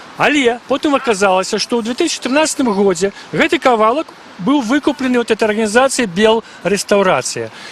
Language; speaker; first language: Belarusian; non-native, local second language; Russian